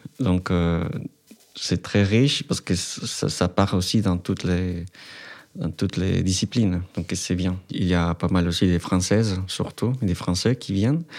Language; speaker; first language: French; non-native, fluent; Spanish